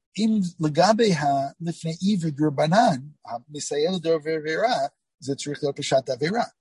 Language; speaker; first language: Hebrew; non-native, fluent; English